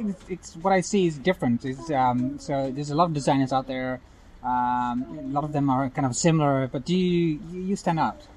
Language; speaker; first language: English; non-native, fluent; Dutch